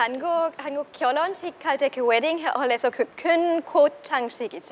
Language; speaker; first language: Korean; non-native, learner; German